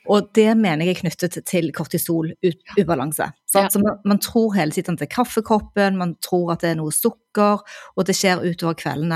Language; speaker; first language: Norwegian; native; Norwegian